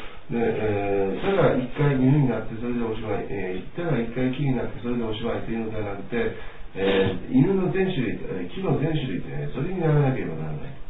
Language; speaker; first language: Japanese; native; Japanese